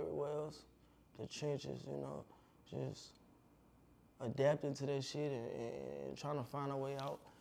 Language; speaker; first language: English; native; English